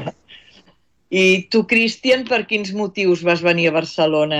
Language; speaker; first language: Catalan; native; Catalan